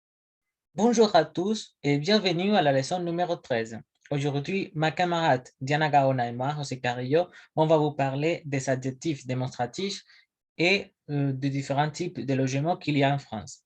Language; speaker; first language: French; non-native, learner; Spanish